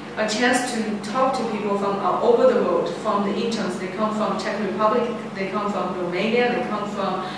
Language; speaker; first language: English; non-native, fluent; Chinese